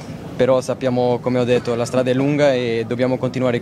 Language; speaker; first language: Italian; non-native, fluent; Portuguese